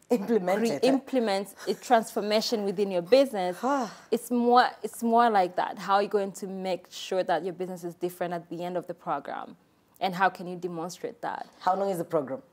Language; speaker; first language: English; non-native, local second language; Kinyarwanda